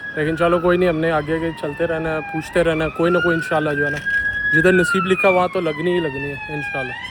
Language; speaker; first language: Urdu; non-native, local second language; Punjabi